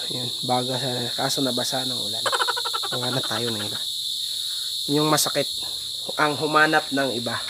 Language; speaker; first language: Filipino; non-native, local second language; Cebuano